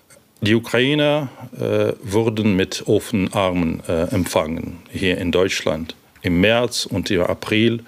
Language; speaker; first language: German; non-native, fluent; Ukrainian